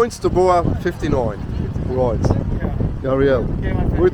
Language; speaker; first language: Portuguese; non-native, learner; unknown